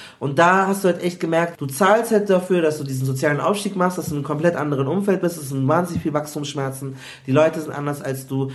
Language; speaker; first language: German; early bilingual, other home language; Igbo